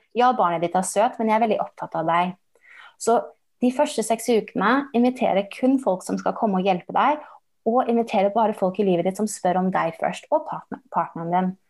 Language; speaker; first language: Norwegian; early bilingual, heritage; English